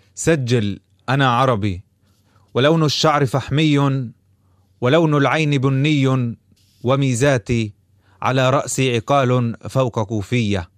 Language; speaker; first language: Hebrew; non-native, local second language; Arabic